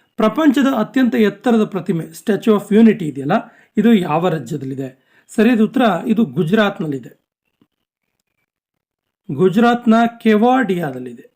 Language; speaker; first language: Kannada; native; Kannada